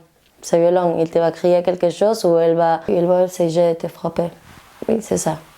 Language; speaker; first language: French; non-native, learner; Spanish